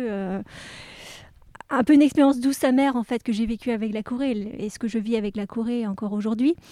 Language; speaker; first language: French; native; French